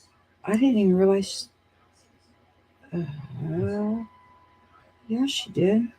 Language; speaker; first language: English; native; English